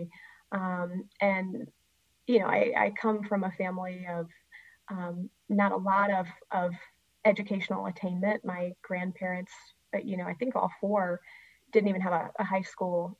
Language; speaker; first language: English; native; English